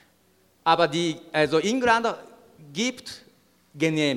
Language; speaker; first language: German; non-native, learner; Japanese